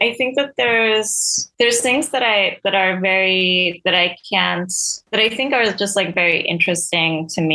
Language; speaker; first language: English; non-native, fluent; Spanish